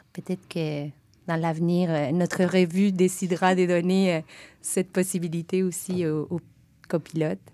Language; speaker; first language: French; non-native, fluent; Spanish